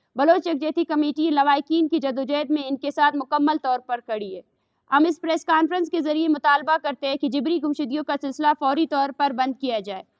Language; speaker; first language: Urdu; non-native, local second language; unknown